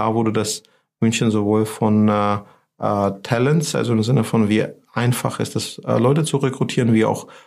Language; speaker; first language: German; non-native, fluent; Georgian